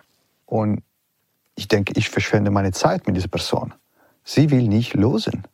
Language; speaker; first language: German; non-native, learner; Italian